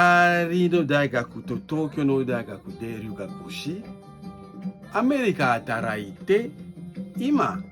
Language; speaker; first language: Japanese; non-native, learner; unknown